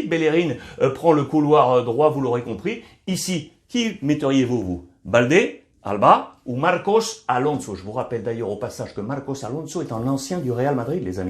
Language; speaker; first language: French; native; French